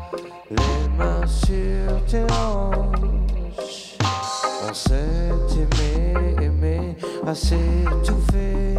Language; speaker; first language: French; native; French